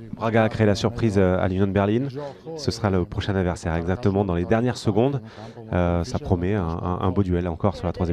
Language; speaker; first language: French; native; French